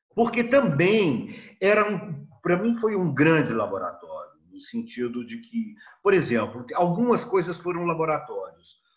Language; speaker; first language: Portuguese; native; Portuguese